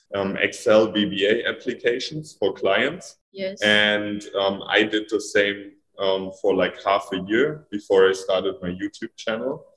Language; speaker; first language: English; non-native, fluent; German